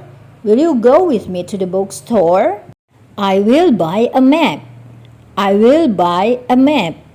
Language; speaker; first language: English; non-native, fluent; Indonesian